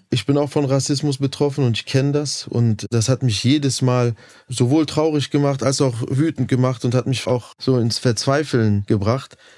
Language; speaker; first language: German; early bilingual, other home language; Turkish